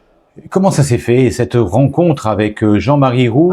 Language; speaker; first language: French; native; French